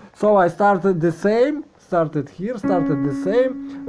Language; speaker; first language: English; non-native, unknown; Russian